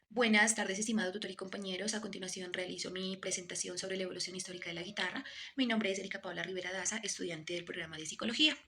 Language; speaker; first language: Spanish; native; Spanish